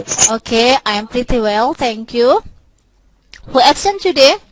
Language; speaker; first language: English; non-native, local second language; Indonesian